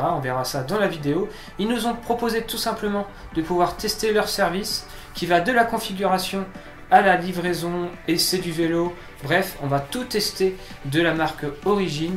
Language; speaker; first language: French; native; French